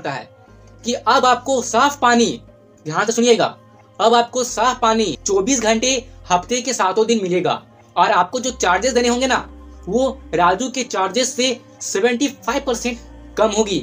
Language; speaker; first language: Hindi; native; Hindi